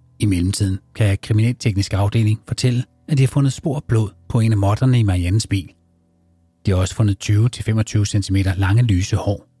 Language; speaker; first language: Danish; native; Danish